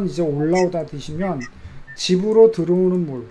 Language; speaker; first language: Korean; native; Korean